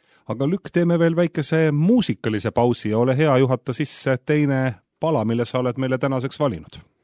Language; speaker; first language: Estonian; native; Estonian